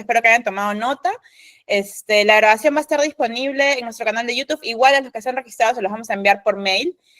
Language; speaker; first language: Spanish; native; Spanish